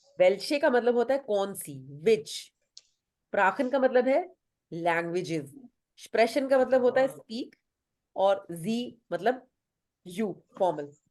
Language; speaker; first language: Urdu; non-native, local second language; Punjabi